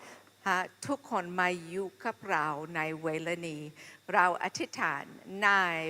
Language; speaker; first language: Thai; non-native, fluent; English